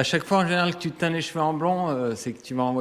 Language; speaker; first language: French; native; French